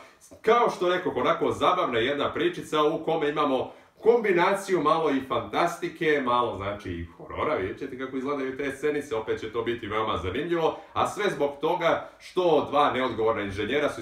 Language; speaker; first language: Serbian; native; Serbian